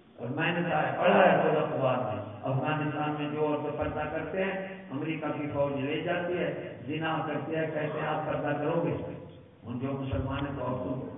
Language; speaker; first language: Urdu; non-native, local second language; Punjabi